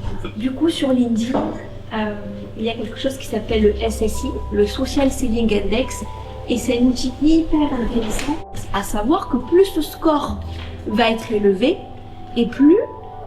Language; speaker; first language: French; native; French